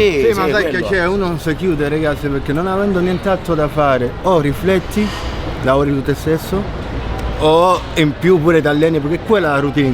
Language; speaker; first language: Italian; native; Italian